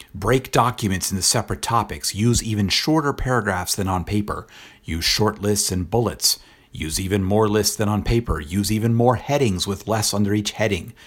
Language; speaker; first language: English; native; English